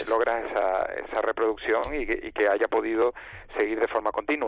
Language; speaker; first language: Spanish; native; Spanish